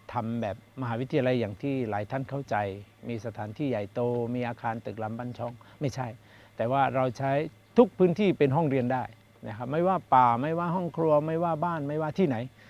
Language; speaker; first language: Thai; non-native, local second language; Akha